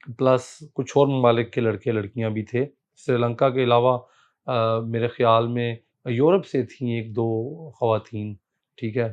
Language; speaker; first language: Urdu; native; Urdu